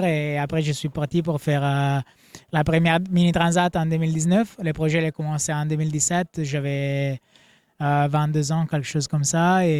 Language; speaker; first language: French; non-native, fluent; Italian